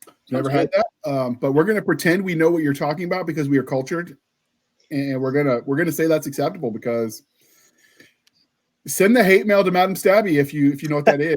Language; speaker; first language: English; native; English